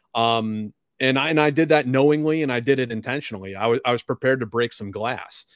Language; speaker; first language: English; native; English